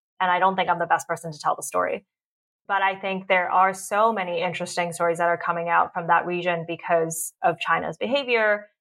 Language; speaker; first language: English; early bilingual, other home language; Cantonese